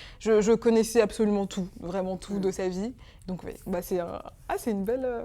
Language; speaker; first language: French; early bilingual, other home language; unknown